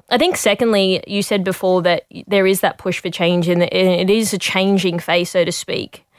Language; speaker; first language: English; native; English